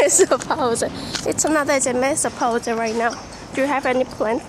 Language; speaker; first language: English; non-native, learner; Korean